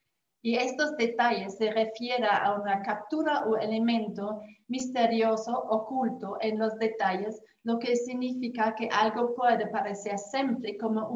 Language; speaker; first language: Spanish; non-native, fluent; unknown